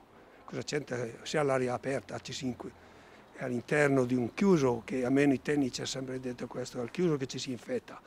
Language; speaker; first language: Italian; native; Italian